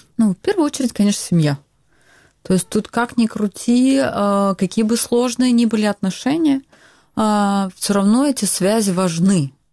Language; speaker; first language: Russian; non-native, local second language; Ukrainian